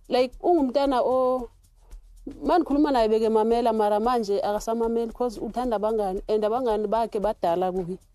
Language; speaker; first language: Zulu; non-native, local second language; Xhosa